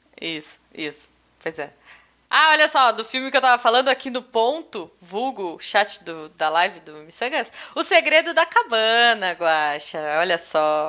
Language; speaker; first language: Portuguese; native; Portuguese